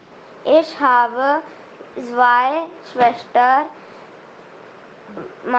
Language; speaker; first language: German; non-native, learner; Hindi